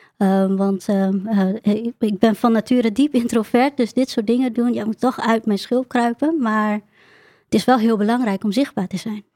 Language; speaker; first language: Dutch; early bilingual, other home language; Vietnamese